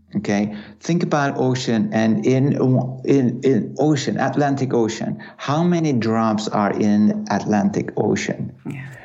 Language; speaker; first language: English; non-native, fluent; Turkish